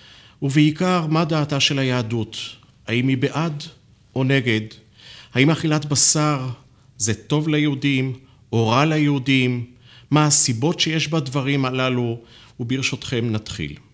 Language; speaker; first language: Hebrew; native; Hebrew